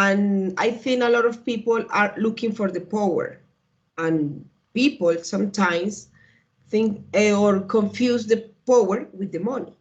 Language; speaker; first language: English; non-native, learner; Spanish